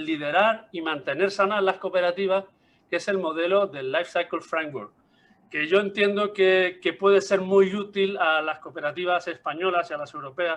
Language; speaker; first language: Spanish; native; Spanish